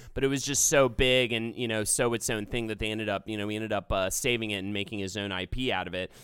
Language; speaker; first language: English; native; English